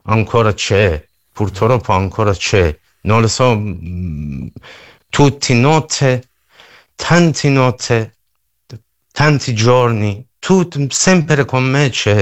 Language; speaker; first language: Italian; non-native, learner; Persian